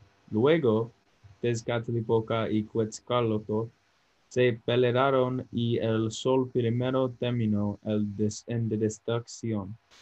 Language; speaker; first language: Spanish; non-native, learner; English